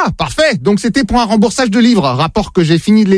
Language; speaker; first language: French; native; French